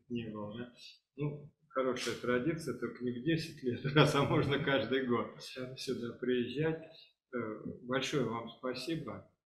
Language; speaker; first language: Russian; native; Russian